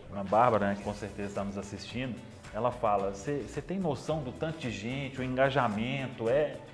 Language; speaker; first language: Portuguese; native; Portuguese